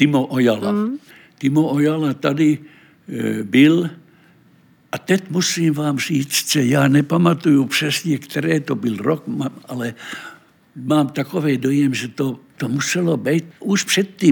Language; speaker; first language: Czech; non-native, fluent; Finnish